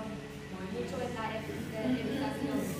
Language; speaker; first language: Spanish; non-native, learner; Vietnamese